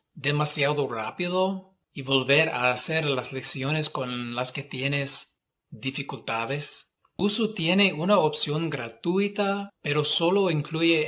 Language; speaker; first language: Spanish; non-native, fluent; English